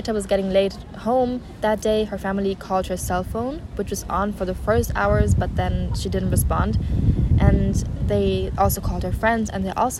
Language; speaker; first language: English; non-native, fluent; German